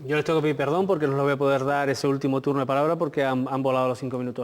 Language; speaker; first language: Spanish; native; Spanish